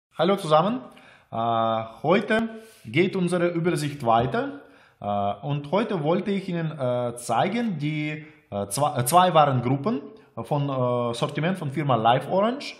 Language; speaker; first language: German; non-native, learner; Russian